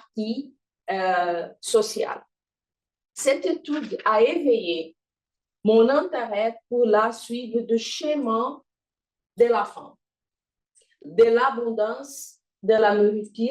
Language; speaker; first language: French; non-native, fluent; Portuguese